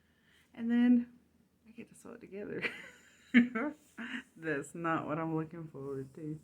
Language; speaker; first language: English; native; English